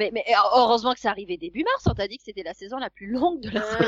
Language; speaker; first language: French; native; French